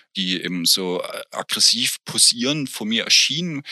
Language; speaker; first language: German; native; German